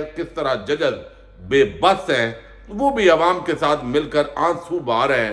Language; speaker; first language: Urdu; native; Urdu